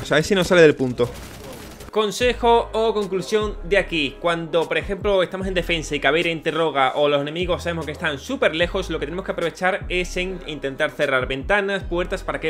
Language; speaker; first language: Spanish; native; Spanish